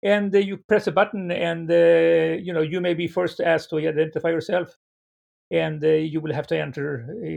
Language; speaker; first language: English; non-native, fluent; Swedish